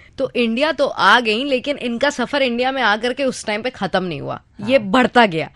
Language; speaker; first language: Hindi; native; Hindi